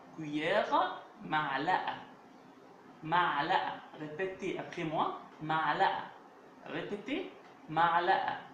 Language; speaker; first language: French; non-native, fluent; Arabic